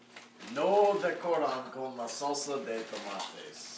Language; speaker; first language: Spanish; non-native, learner; English